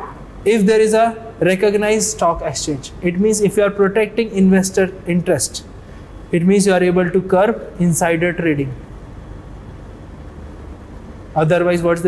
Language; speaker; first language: English; non-native, local second language; Hindi